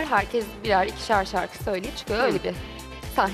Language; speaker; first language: Turkish; native; Turkish